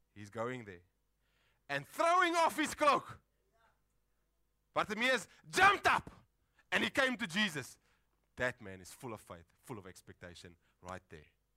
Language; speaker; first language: English; non-native, local second language; Afrikaans